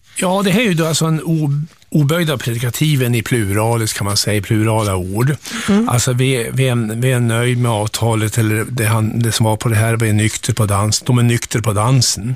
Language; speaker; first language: Swedish; native; Swedish